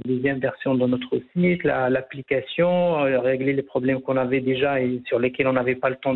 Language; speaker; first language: French; non-native, local second language; Arabic